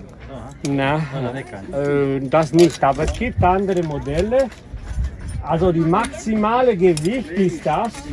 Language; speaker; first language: German; non-native, fluent; Italian